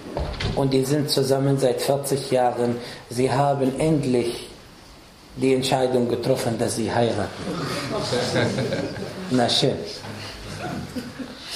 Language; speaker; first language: German; non-native, fluent; Arabic